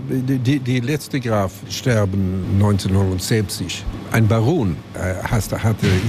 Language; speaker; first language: German; non-native, learner; Swedish